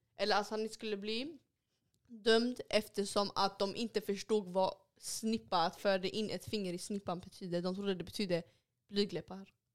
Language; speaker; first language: Swedish; early bilingual, other home language; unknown